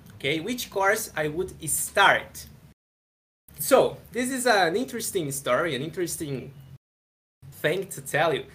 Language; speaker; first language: English; non-native, fluent; Portuguese